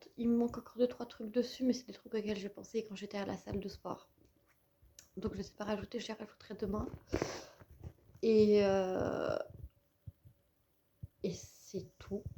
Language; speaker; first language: French; native; French